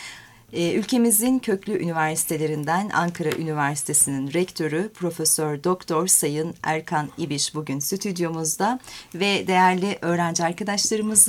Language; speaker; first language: Turkish; native; Turkish